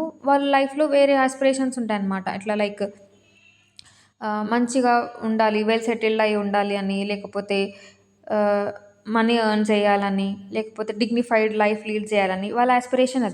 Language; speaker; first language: Telugu; native; Telugu